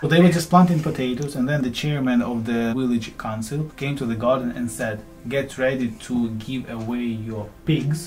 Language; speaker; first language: English; non-native, fluent; Ukrainian